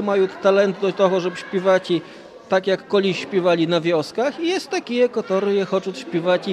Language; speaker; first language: Polish; non-native, local second language; Ukrainian